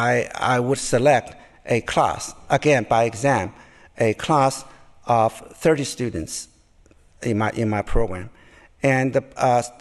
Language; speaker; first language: English; non-native, fluent; Chinese